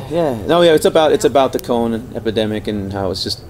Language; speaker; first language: English; native; English